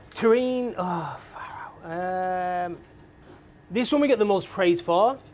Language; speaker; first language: English; native; English